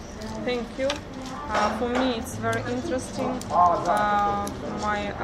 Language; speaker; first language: English; non-native, learner; Russian